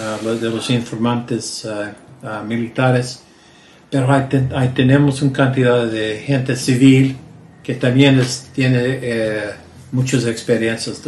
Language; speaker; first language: Spanish; early bilingual, heritage; Spanish